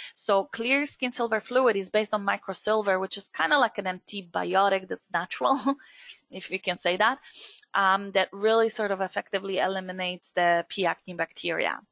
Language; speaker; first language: English; non-native, fluent; Polish